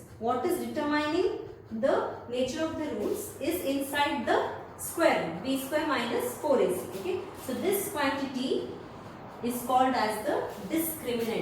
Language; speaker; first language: English; non-native, local second language; Hindi